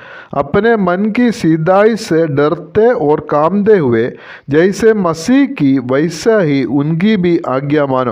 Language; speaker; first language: Hindi; non-native, local second language; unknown